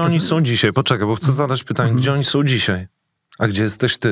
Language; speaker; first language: Polish; native; Polish